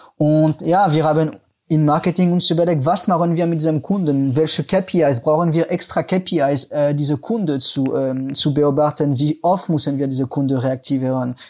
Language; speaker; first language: German; non-native, fluent; French